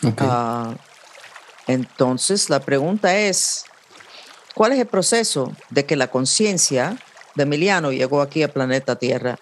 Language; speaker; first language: Spanish; non-native, fluent; English